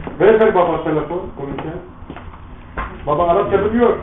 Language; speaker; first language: Turkish; non-native, learner; Arabic